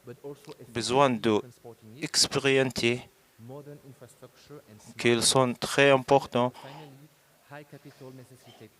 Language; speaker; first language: French; non-native, learner; Arabic